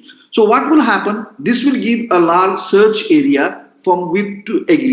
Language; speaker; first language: English; non-native, local second language; Nepali